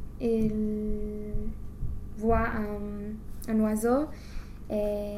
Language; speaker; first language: French; non-native, learner; English